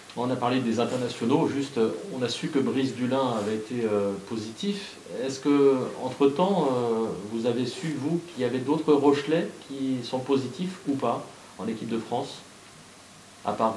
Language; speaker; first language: French; native; French